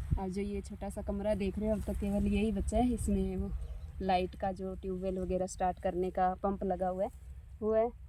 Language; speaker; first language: Hindi; native; Hindi